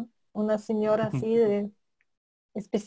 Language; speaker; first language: Spanish; non-native, fluent; Russian